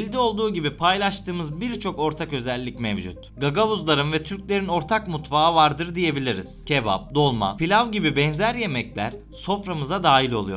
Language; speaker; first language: Turkish; native; Turkish